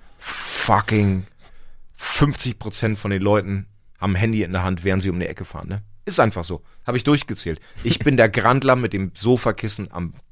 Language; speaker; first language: German; native; German